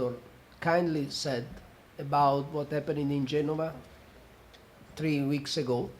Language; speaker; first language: English; non-native, fluent; Italian